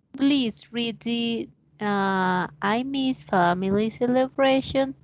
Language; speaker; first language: English; non-native, learner; Spanish